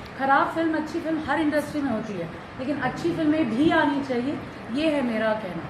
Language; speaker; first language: Hindi; native; Hindi